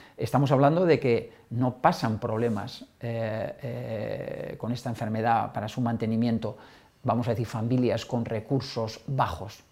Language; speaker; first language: Spanish; native; Spanish